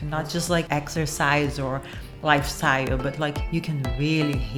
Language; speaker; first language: English; non-native, fluent; Portuguese